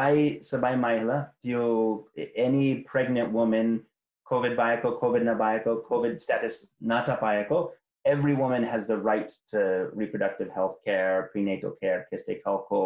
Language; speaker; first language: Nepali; non-native, fluent; English